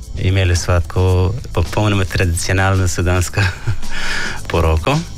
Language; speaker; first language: Slovenian; non-native, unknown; Arabic